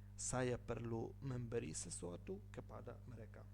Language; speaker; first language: Indonesian; non-native, learner; Ukrainian